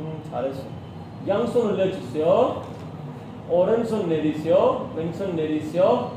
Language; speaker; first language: Korean; non-native, learner; Urdu